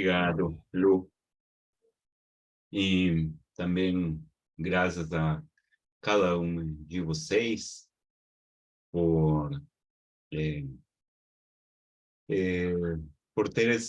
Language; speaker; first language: Portuguese; non-native, fluent; Spanish